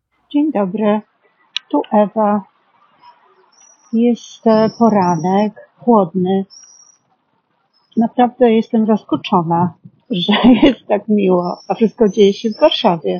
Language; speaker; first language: Polish; native; Polish